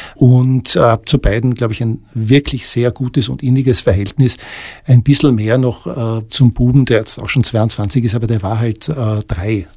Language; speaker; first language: German; native; German